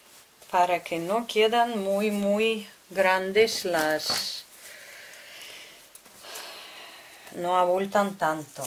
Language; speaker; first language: Spanish; non-native, fluent; Russian